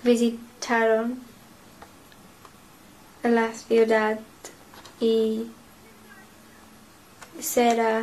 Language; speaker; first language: Spanish; non-native, learner; English